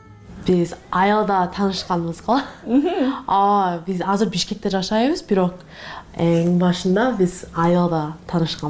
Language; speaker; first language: Kyrgyz; non-native, learner; English